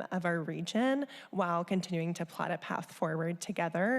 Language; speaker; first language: English; native; English